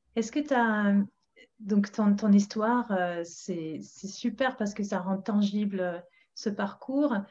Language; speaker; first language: French; non-native, fluent; English